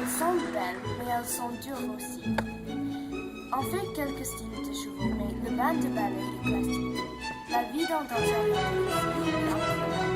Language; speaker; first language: French; non-native, learner; English